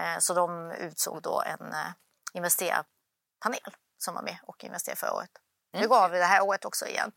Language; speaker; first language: Swedish; early bilingual, other home language; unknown